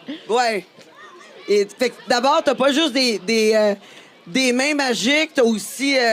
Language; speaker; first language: French; native; French